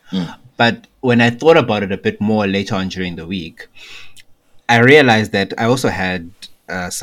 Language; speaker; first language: English; non-native, local second language; Shona